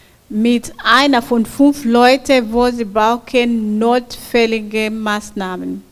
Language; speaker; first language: German; non-native, fluent; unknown